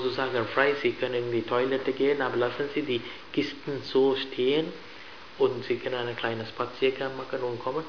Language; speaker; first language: German; non-native, fluent; Sinhala